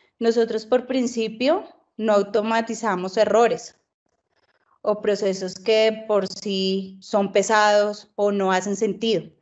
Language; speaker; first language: Spanish; native; Spanish